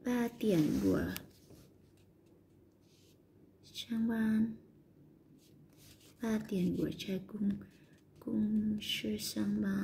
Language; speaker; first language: Chinese; non-native, learner; Vietnamese